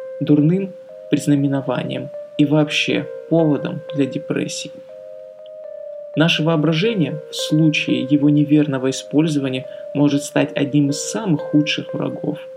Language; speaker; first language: Russian; native; Russian